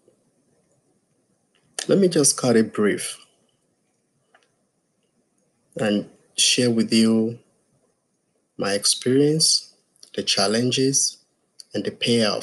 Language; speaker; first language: English; non-native, local second language; Yoruba